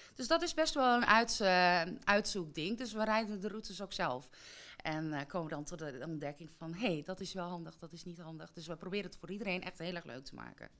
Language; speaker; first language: Dutch; native; Dutch